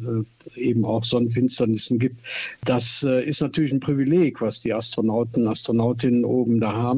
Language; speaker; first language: German; native; German